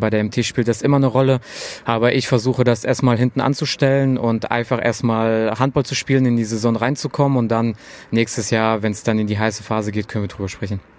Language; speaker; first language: German; native; German